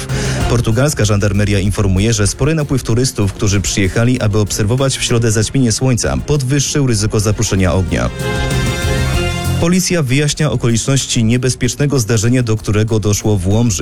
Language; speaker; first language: Polish; native; Polish